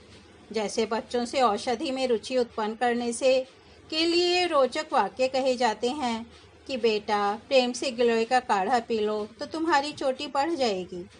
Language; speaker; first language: Hindi; native; Hindi